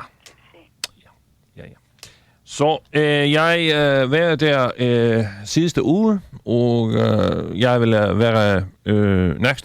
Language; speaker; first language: Danish; non-native, learner; Icelandic